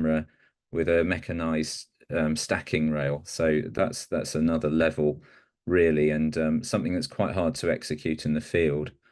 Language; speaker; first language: English; native; English